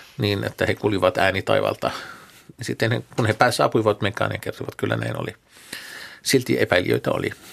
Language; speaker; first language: Finnish; non-native, fluent; Arabic